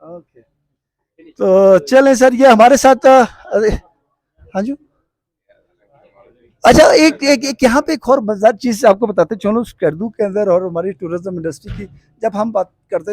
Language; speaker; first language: Hindi; non-native, local second language; Balti